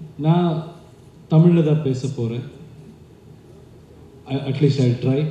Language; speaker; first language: Tamil; non-native, learner; Kannada